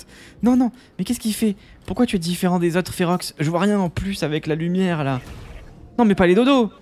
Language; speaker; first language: French; native; French